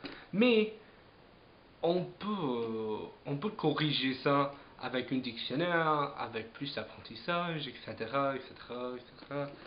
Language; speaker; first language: French; non-native, fluent; English